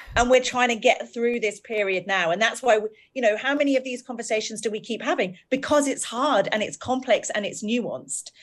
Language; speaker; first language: English; native; English